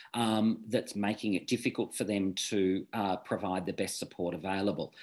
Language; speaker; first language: English; native; English